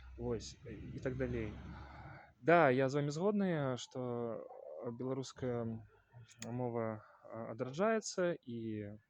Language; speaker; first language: Belarusian; non-native, local second language; Russian